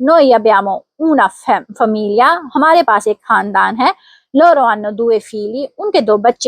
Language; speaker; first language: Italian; non-native, fluent; Urdu